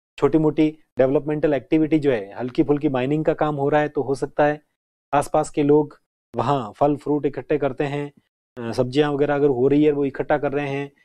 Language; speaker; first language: Hindi; native; Hindi